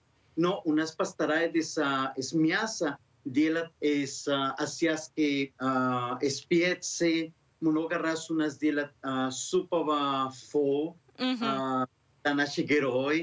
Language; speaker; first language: Russian; non-native, learner; Spanish